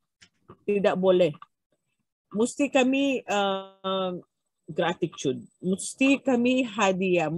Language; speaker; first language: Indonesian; non-native, learner; Filipino